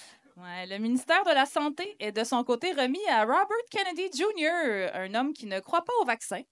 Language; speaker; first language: French; native; French